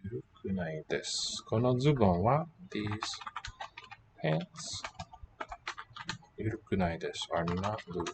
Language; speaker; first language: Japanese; non-native, learner; English